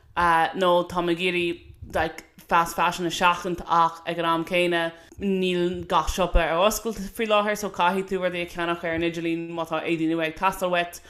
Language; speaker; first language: Irish; non-native, local second language; English